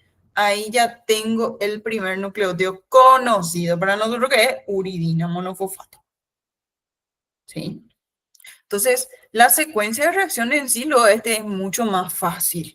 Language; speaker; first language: Spanish; native; Spanish